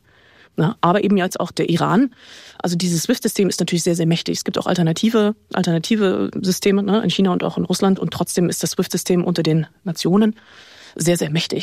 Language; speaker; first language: German; native; German